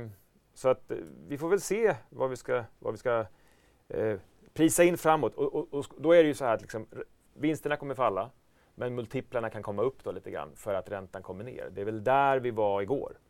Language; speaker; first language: Swedish; native; Swedish